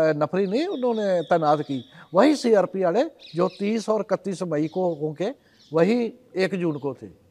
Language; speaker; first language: Hindi; non-native, local second language; Punjabi